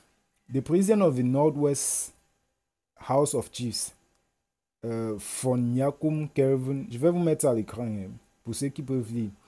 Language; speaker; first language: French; native; French